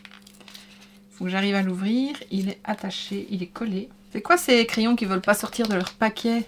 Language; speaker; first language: French; native; French